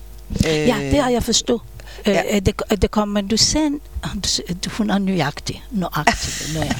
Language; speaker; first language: Danish; non-native, fluent; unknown